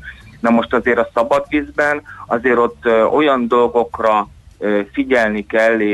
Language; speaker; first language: Hungarian; native; Hungarian